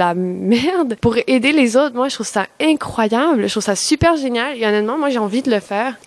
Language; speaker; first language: French; non-native, fluent; Spanish